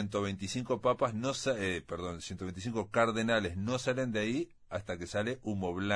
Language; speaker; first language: Spanish; native; Spanish